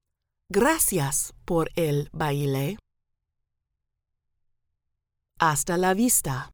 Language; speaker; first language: Spanish; non-native, learner; English